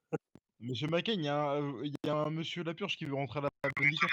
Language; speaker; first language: French; native; French